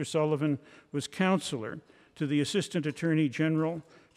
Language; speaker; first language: English; native; English